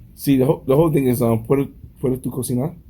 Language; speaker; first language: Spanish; non-native, learner; English